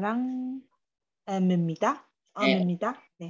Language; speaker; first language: Korean; non-native, learner; Burmese